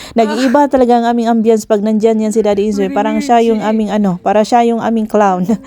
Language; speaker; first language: Filipino; non-native, local second language; Cebuano